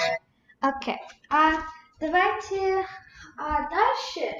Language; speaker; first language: Russian; early bilingual, heritage; Russian